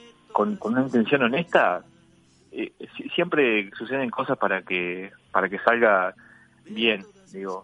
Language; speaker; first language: Spanish; native; Spanish